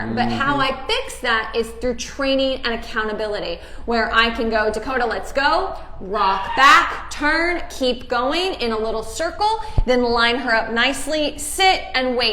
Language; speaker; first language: English; native; English